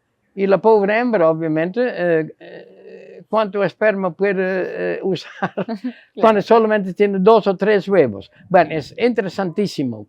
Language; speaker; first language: Spanish; non-native, fluent; Dutch